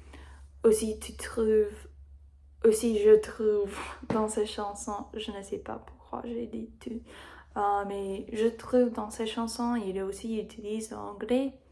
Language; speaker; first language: French; non-native, learner; English